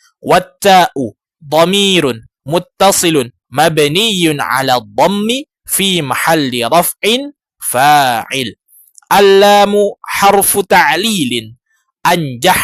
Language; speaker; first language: Arabic; non-native, fluent; Indonesian